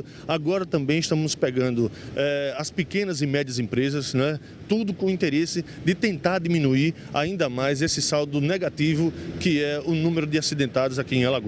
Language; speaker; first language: Portuguese; native; Portuguese